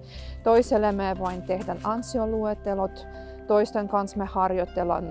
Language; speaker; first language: Finnish; non-native, fluent; Russian